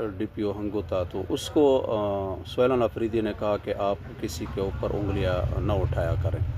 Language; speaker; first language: Urdu; non-native, local second language; Pashto